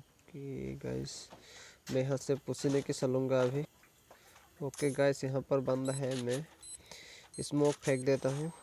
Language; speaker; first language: Hindi; non-native, local second language; Assamese